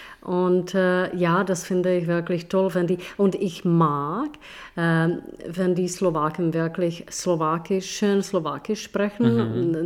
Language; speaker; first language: German; non-native, fluent; Czech